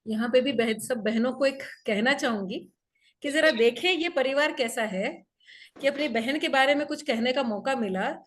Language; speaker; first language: Hindi; non-native, local second language; Gujarati